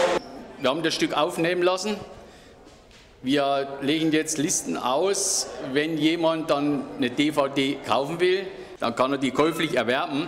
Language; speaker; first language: German; native; German